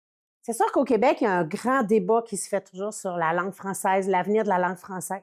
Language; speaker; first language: French; native; French